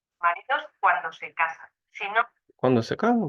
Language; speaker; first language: Spanish; non-native, learner; Ukrainian